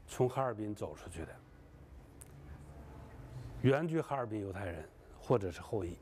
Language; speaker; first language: Chinese; native; Chinese